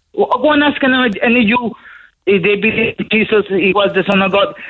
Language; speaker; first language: English; non-native, fluent; Spanish